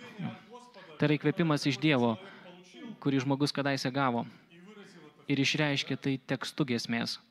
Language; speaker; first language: Lithuanian; native; Lithuanian